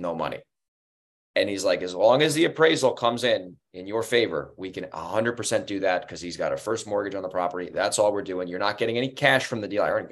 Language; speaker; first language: English; native; English